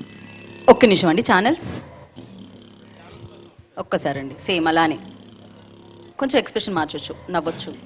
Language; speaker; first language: Telugu; native; Telugu